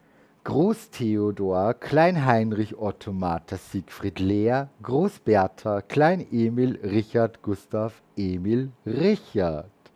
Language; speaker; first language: German; native; German